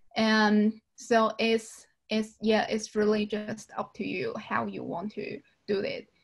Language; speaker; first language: English; non-native, fluent; Chinese